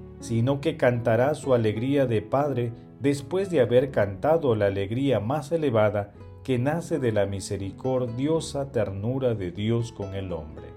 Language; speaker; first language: Spanish; native; Spanish